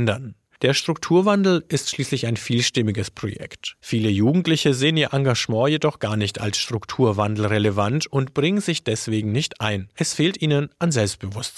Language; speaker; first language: German; native; German